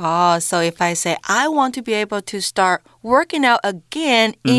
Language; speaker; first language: English; non-native, fluent; Chinese